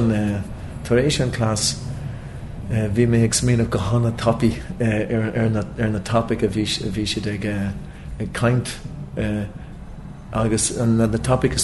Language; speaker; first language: Irish; non-native, local second language; English